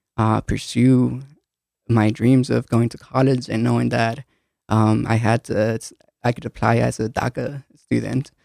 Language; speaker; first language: English; early bilingual, other home language; Spanish